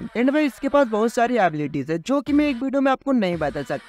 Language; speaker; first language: Hindi; native; Hindi